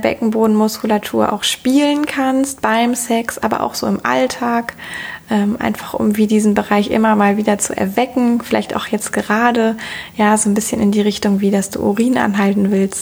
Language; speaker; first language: German; native; German